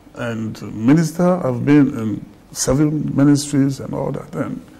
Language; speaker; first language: English; non-native, local second language; Ga